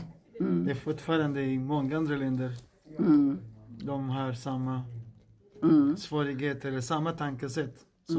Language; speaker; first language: Swedish; non-native, fluent; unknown